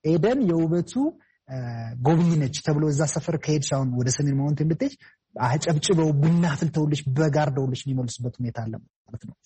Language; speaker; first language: Amharic; native; Amharic